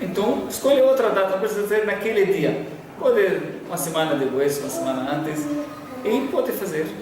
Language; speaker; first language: Portuguese; non-native, fluent; Arabic